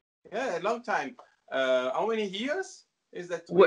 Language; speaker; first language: English; non-native, learner; Italian